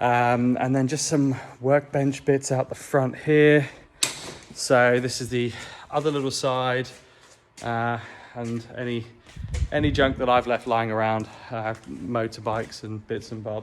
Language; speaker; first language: English; native; English